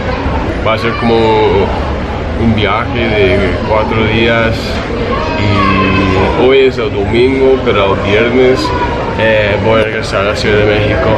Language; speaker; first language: Spanish; non-native, fluent; English